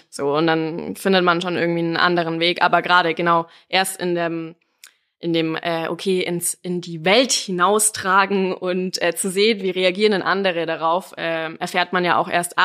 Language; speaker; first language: German; native; German